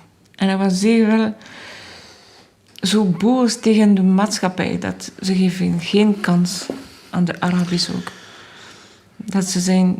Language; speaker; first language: Dutch; non-native, learner; French